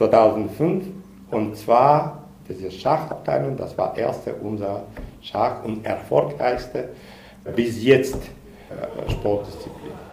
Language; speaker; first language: German; non-native, learner; Russian